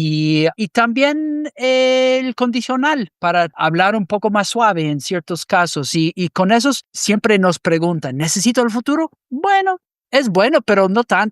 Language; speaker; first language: Spanish; non-native, fluent; English